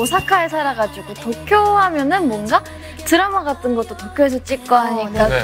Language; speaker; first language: Korean; non-native, fluent; Japanese